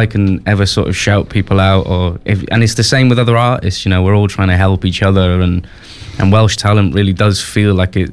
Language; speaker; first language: English; native; English